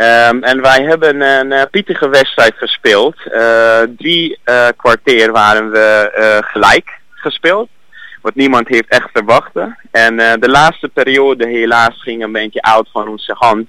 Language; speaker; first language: Dutch; non-native, learner; Hungarian